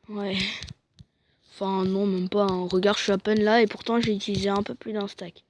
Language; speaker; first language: French; native; French